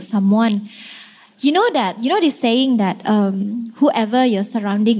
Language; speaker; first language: English; non-native, fluent; Indonesian